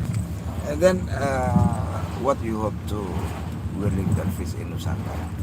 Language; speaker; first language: English; non-native, learner; Indonesian